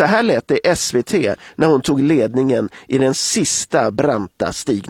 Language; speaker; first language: Swedish; native; Swedish